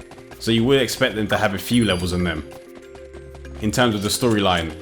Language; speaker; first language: English; native; English